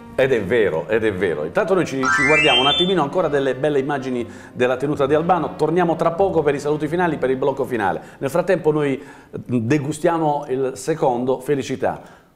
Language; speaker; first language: Italian; native; Italian